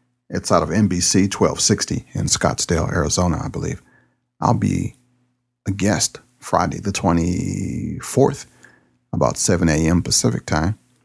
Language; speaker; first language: English; native; English